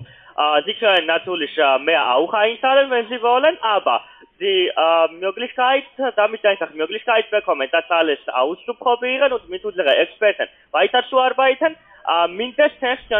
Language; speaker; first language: German; non-native, learner; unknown